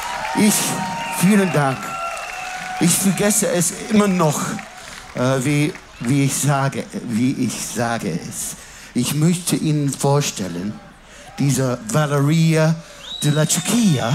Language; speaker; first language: German; non-native, learner; English